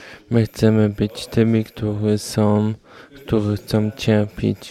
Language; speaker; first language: Polish; non-native, learner; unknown